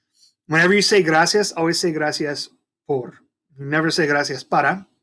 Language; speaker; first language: Spanish; non-native, fluent; English